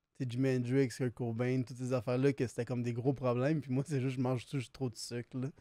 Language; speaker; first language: French; native; French